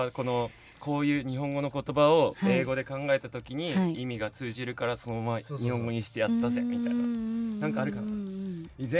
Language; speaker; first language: Japanese; native; Japanese